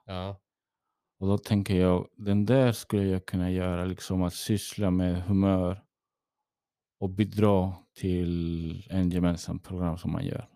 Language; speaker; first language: Swedish; early bilingual, heritage; English